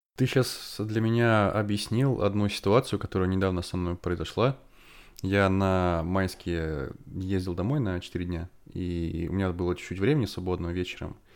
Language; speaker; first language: Russian; native; Russian